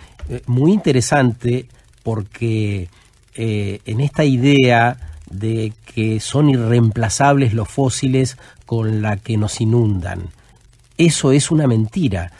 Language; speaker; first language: Spanish; native; Spanish